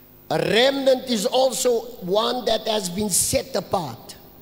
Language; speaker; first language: English; non-native, local second language; Afrikaans